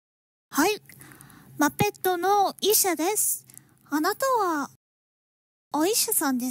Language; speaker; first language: Japanese; non-native, learner; English